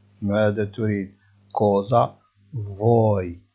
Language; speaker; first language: Italian; non-native, fluent; Arabic